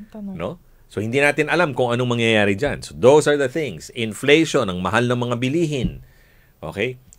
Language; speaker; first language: Filipino; native; Filipino